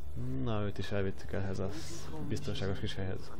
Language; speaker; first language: Hungarian; native; Hungarian